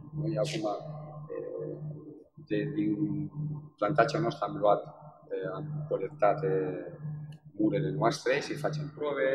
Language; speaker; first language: Romanian; non-native, fluent; Spanish